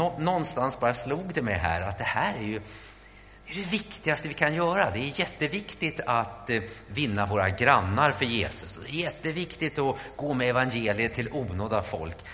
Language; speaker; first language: Swedish; native; Swedish